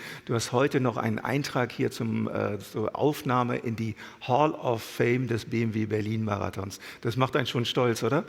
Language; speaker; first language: German; native; German